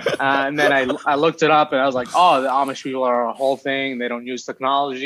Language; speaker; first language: English; early bilingual, other home language; Arabic